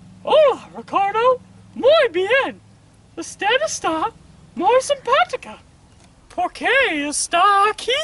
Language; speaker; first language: Spanish; non-native, learner; English